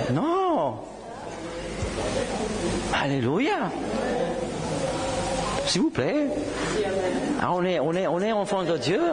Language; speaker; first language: French; non-native, fluent; Spanish